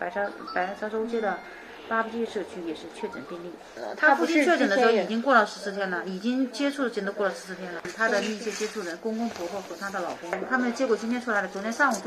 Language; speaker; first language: Chinese; native; Chinese